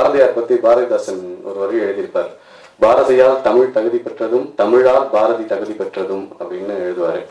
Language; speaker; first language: Tamil; native; Tamil